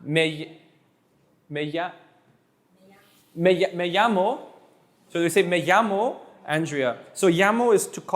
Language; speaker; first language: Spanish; non-native, fluent; English